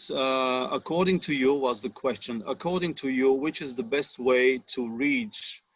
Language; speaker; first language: English; non-native, fluent; Bulgarian